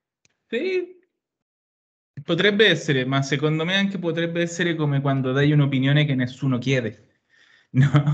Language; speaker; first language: Italian; non-native, fluent; Spanish